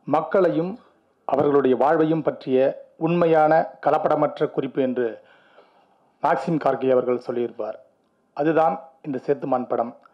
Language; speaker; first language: Tamil; native; Tamil